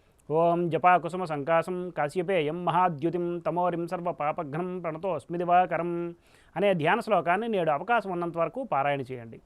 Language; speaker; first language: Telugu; native; Telugu